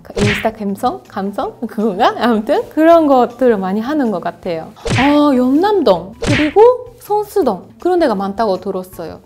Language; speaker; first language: Korean; non-native, fluent; Japanese